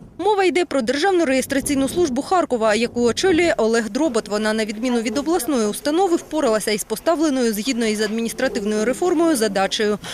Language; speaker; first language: Ukrainian; native; Ukrainian